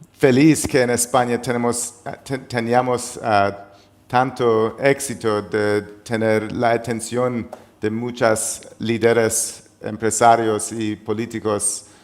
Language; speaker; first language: Spanish; non-native, learner; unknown